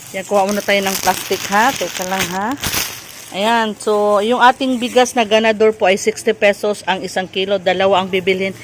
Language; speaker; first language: Filipino; non-native, local second language; Cebuano